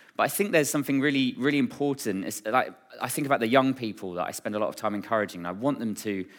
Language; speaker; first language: English; native; English